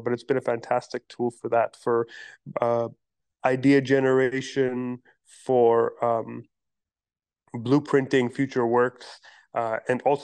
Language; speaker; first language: English; non-native, local second language; Pashto